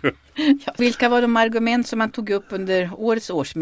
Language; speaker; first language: Swedish; native; Swedish